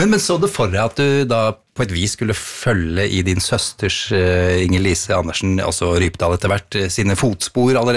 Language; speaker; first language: Norwegian; native; Norwegian